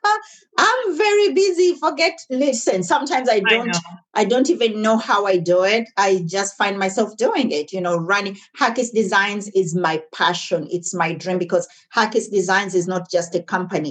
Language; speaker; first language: English; non-native, local second language; Ganda